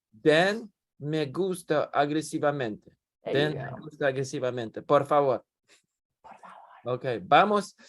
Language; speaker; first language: Spanish; non-native, learner; English